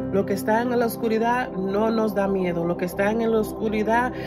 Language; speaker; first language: Spanish; early bilingual, other home language; English